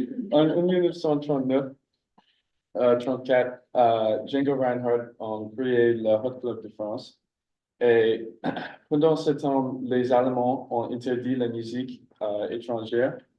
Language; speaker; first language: French; non-native, learner; English